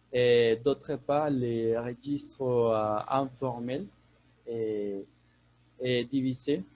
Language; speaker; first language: French; non-native, fluent; Spanish